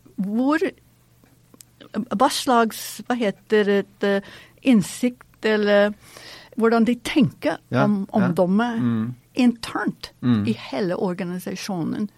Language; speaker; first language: Norwegian; non-native, fluent; English